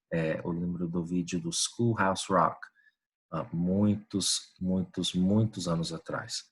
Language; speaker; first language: Portuguese; non-native, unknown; English